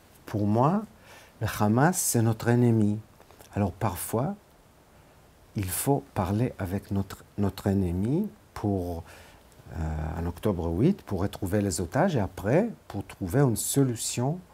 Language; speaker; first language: French; non-native, fluent; Hebrew